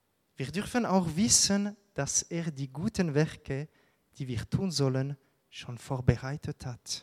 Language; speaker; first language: German; non-native, local second language; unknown